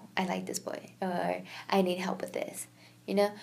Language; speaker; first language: English; native; English